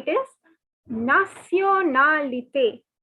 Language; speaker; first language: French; non-native, learner; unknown